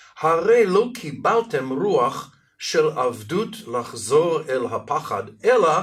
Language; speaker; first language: Hebrew; non-native, fluent; Russian